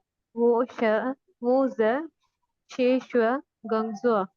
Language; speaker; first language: Chinese; non-native, learner; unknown